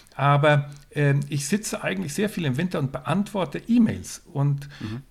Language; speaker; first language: German; non-native, fluent; Swedish